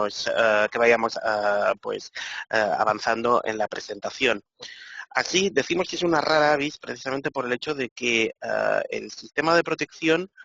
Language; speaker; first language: Spanish; native; Spanish